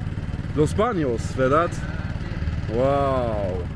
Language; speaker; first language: Spanish; non-native, learner; English